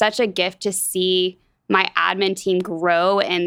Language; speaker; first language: English; native; English